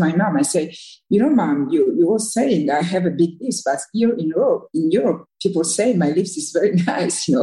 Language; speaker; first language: English; non-native, learner; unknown